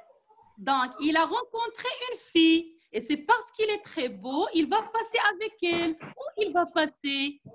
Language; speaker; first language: French; non-native, local second language; Arabic